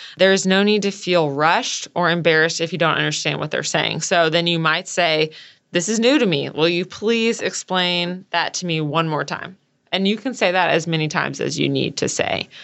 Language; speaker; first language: English; native; English